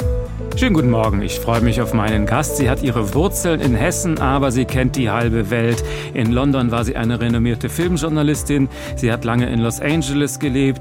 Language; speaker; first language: German; native; German